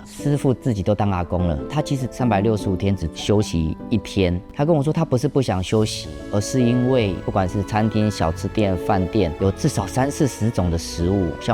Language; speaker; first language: Chinese; native; Chinese